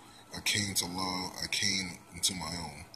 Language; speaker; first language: English; native; English